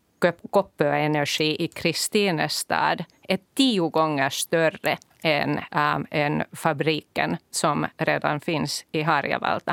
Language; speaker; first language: Swedish; non-native, local second language; Finnish